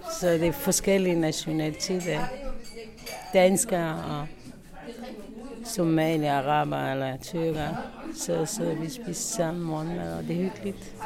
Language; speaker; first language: Danish; non-native, learner; Turkish